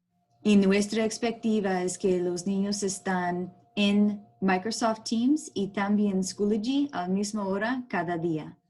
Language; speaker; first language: Spanish; non-native, learner; English